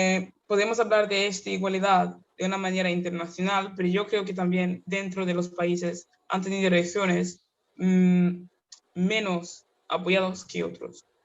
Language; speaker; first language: Spanish; non-native, fluent; Kinyarwanda